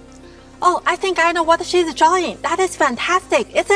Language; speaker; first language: English; non-native, fluent; Chinese